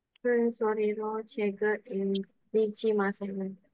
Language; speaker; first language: Korean; non-native, learner; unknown